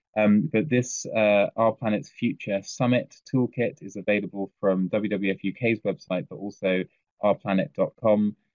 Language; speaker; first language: English; native; English